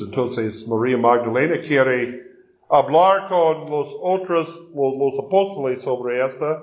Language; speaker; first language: Spanish; non-native, learner; English